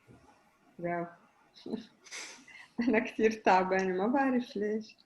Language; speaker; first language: Arabic; native; Arabic